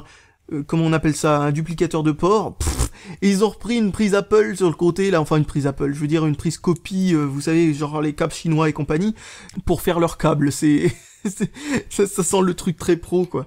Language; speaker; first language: French; native; French